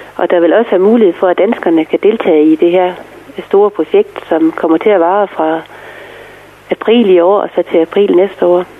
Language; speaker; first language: Danish; native; Danish